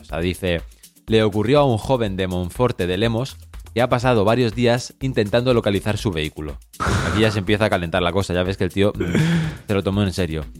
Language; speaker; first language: Spanish; native; Spanish